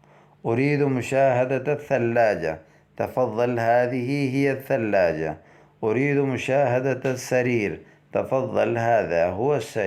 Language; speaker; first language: Arabic; non-native, fluent; Urdu